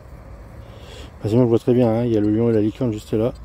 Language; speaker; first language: French; native; French